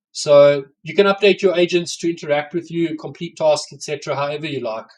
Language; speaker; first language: English; native; English